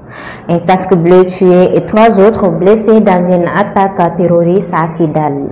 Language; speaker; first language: French; non-native, local second language; Bambara